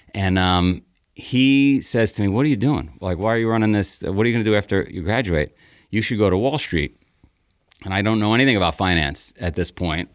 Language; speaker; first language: English; native; English